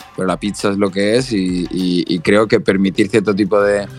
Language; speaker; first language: Spanish; native; Spanish